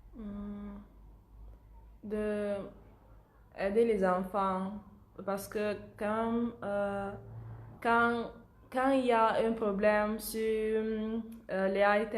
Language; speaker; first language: French; non-native, learner; Italian